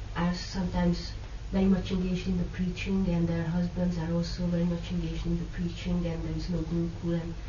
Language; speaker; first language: English; non-native, fluent; Hungarian